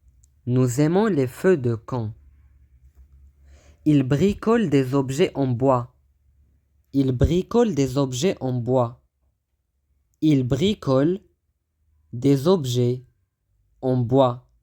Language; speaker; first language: French; non-native, fluent; Arabic